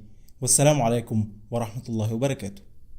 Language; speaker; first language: Arabic; native; Arabic